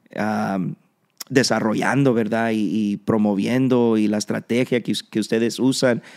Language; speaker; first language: Spanish; early bilingual, heritage; Spanish